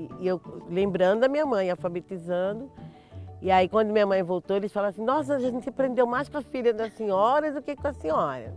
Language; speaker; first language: Portuguese; native; Portuguese